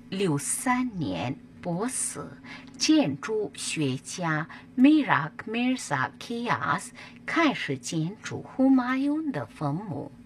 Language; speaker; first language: Chinese; non-native, fluent; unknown